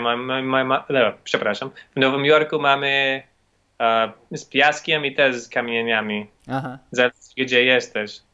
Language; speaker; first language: Polish; non-native, learner; English